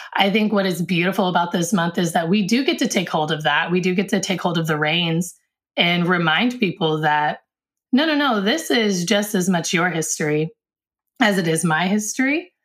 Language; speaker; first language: English; native; English